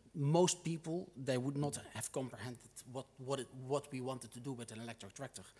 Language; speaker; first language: English; non-native, fluent; Dutch